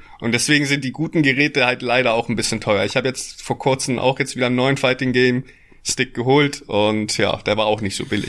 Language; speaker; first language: German; native; German